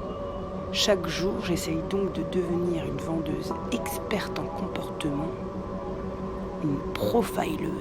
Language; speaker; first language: French; native; French